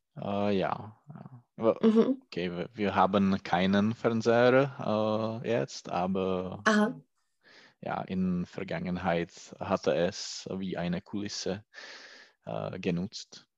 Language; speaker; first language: German; non-native, learner; Czech